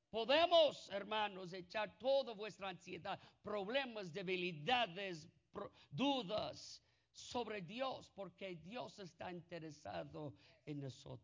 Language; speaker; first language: Spanish; non-native, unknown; English